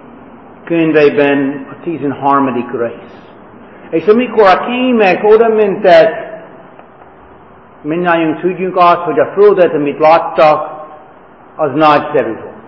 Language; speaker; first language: Hungarian; non-native, fluent; English